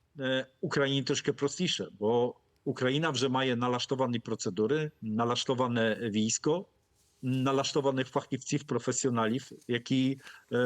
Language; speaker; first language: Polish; non-native, fluent; Ukrainian